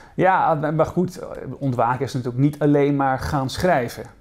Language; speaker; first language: Dutch; native; Dutch